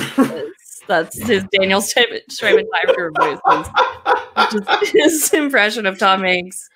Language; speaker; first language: English; native; English